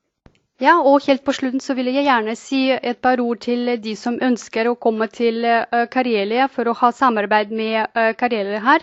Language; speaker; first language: Norwegian; non-native, fluent; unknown